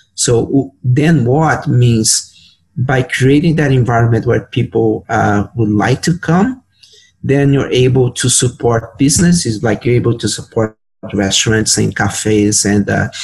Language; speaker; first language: English; non-native, fluent; Portuguese